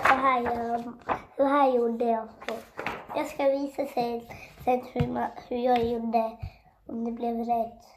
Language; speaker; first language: Swedish; early bilingual, other home language; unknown